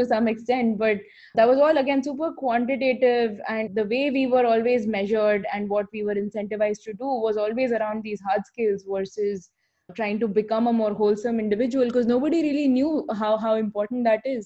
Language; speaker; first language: English; non-native, local second language; Hindi